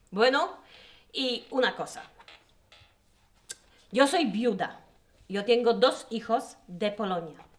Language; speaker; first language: Spanish; non-native, learner; Polish